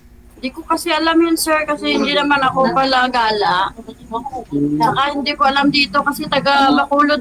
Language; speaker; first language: Filipino; non-native, local second language; Hiligaynon